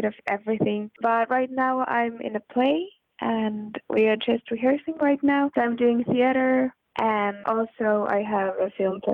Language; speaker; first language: English; non-native, fluent; Finnish